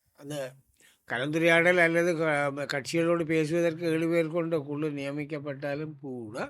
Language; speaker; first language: Tamil; native; Tamil